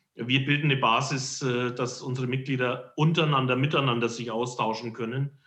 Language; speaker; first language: German; native; German